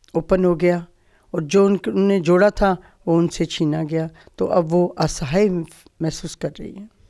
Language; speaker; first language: Hindi; native; Hindi